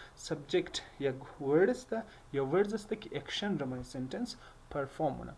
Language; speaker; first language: English; non-native, learner; Hazaragi